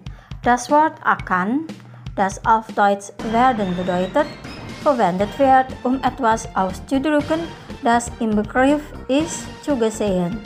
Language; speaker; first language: German; non-native, fluent; Indonesian